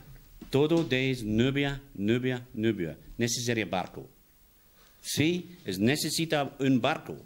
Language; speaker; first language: Spanish; non-native, learner; English